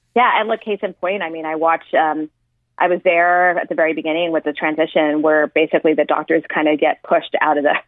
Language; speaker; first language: English; native; English